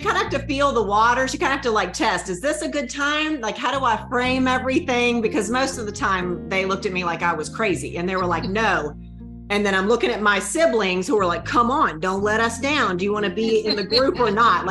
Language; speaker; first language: English; native; English